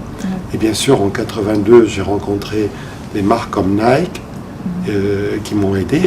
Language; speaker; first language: French; non-native, local second language; Arabic